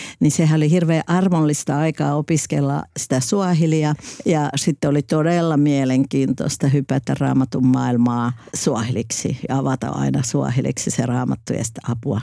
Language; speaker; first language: Finnish; native; Finnish